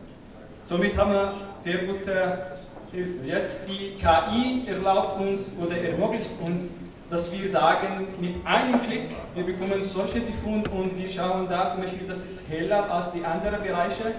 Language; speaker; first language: German; non-native, fluent; Arabic